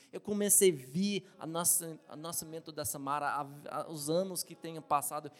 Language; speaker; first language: Portuguese; non-native, fluent; English